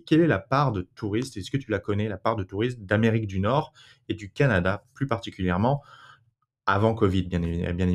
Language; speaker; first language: French; native; French